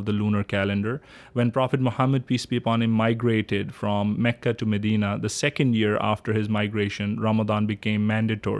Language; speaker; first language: English; non-native, local second language; Urdu